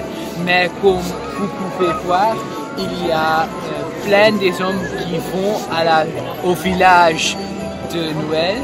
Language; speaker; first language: French; non-native, learner; Dutch